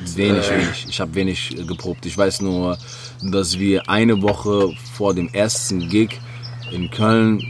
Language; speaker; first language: German; non-native, fluent; Arabic